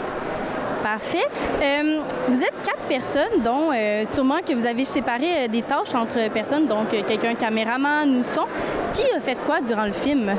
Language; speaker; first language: French; native; French